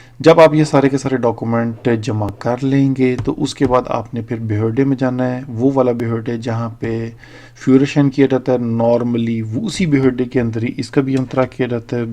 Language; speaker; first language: Urdu; native; Urdu